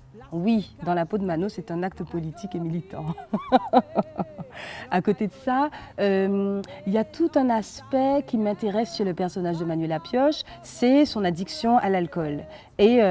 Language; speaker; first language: French; native; French